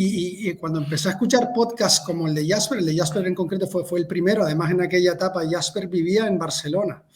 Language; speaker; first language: Spanish; native; Spanish